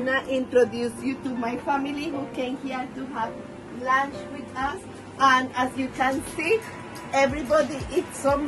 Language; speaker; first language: English; non-native, learner; Spanish